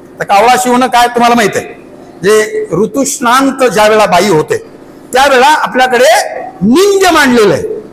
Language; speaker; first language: Marathi; non-native, local second language; Kannada